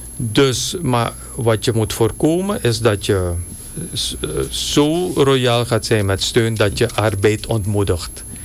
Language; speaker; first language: Dutch; native; Dutch